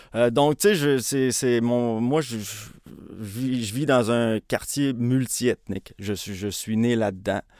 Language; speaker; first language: French; early bilingual, other home language; Spanish